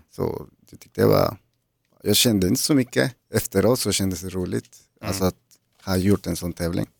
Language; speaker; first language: Swedish; non-native, fluent; Spanish